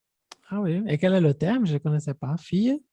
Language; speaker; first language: French; non-native, fluent; Portuguese